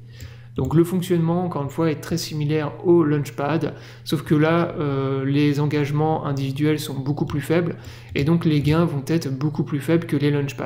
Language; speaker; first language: French; native; French